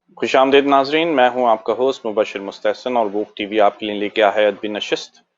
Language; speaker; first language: Urdu; native; Urdu